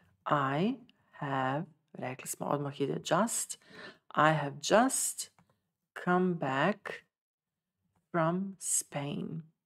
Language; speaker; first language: English; non-native, fluent; Serbian